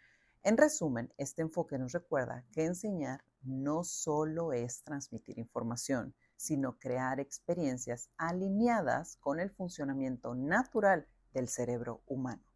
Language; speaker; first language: Spanish; native; Spanish